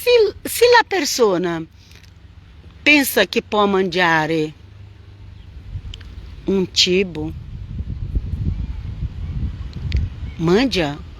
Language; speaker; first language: Italian; non-native, fluent; Portuguese